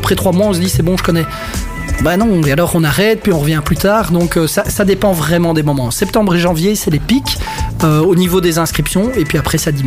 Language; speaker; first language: French; native; French